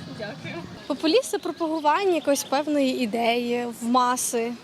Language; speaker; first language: Ukrainian; native; Ukrainian